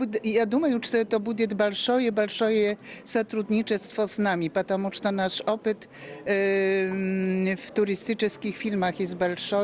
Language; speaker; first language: Russian; non-native, learner; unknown